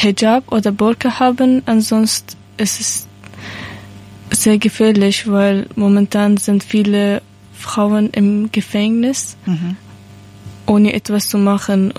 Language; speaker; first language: German; non-native, learner; Persian